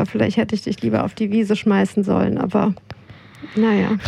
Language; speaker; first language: German; native; German